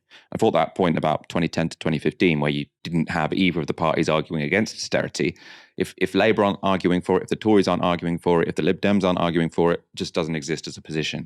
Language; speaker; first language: English; native; English